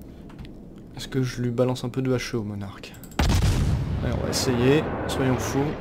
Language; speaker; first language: French; native; French